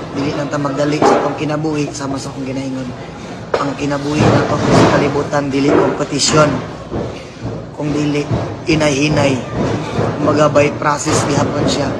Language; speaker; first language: Cebuano; non-native, local second language; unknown